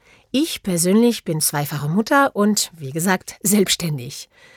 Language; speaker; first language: German; non-native, fluent; French